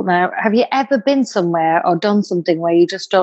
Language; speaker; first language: English; native; English